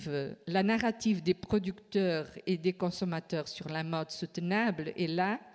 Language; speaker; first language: French; non-native, fluent; Portuguese